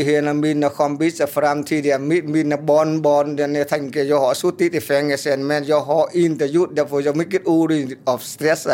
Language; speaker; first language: Swedish; non-native, learner; Vietnamese